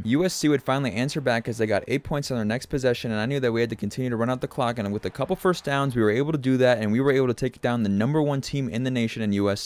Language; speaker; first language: English; native; English